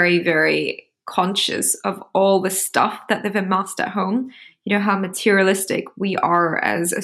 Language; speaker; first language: English; native; English